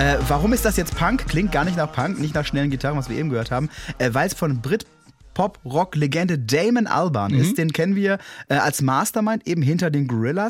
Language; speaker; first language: German; native; German